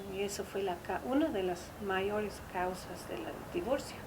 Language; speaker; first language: Spanish; non-native, fluent; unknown